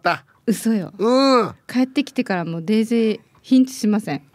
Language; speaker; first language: Japanese; native; Japanese